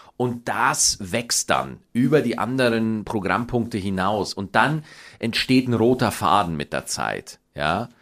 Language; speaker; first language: German; native; German